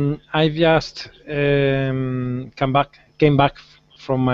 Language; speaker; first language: English; non-native, learner; Spanish